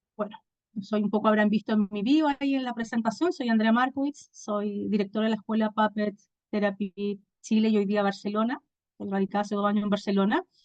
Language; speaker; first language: Spanish; native; Spanish